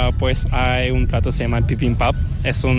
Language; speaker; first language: Spanish; non-native, fluent; Korean